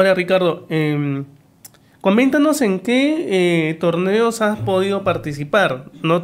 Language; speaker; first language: Spanish; native; Spanish